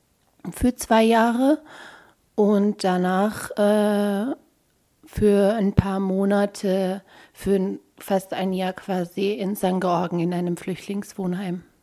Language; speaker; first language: German; early bilingual, other home language; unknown